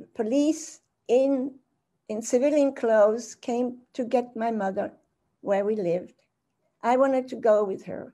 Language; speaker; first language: English; early bilingual, other home language; German